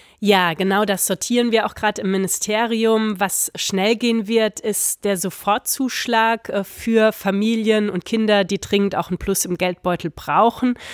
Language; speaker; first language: German; native; German